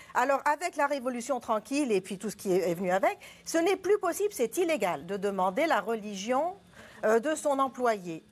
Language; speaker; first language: French; non-native, local second language; Arabic